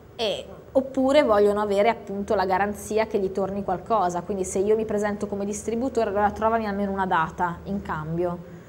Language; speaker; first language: Italian; native; Italian